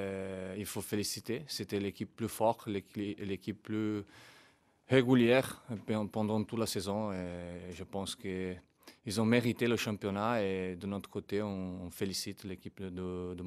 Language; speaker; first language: French; non-native, fluent; Portuguese